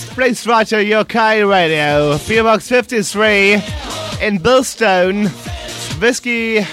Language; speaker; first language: English; non-native, fluent; German